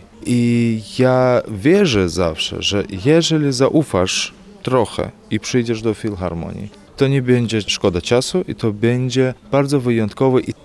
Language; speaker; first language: Polish; non-native, fluent; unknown